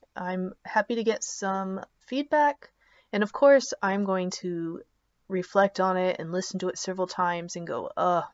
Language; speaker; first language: English; native; English